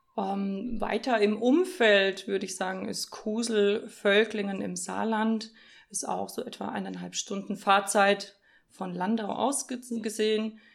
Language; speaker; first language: German; early bilingual, other home language; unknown